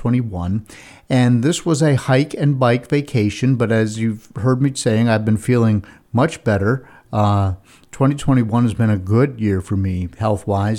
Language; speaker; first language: English; native; English